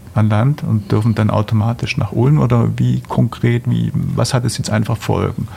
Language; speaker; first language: German; native; German